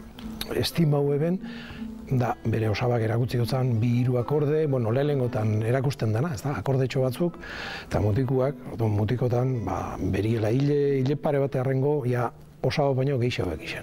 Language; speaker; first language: Basque; native; Basque